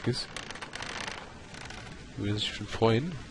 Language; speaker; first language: German; native; German